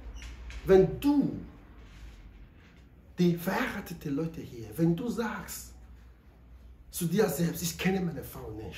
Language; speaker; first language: German; non-native, learner; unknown